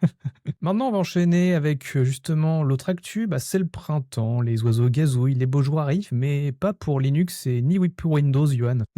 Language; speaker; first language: French; native; French